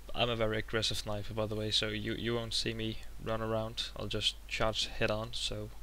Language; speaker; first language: English; non-native, fluent; Danish